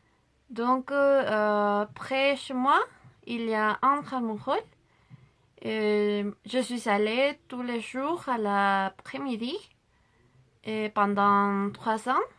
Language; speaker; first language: French; non-native, learner; Spanish